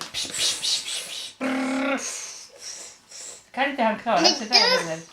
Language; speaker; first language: Swedish; early bilingual, other home language; Estonian